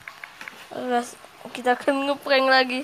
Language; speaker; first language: Indonesian; native; Indonesian